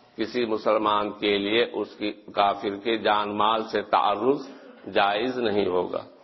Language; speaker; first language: Urdu; native; Urdu